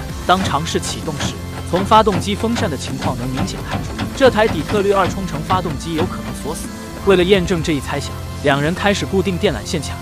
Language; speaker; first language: Chinese; native; Chinese